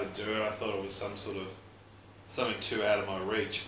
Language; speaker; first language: English; native; English